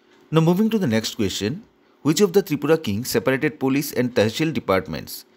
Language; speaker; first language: English; non-native, local second language; Bangla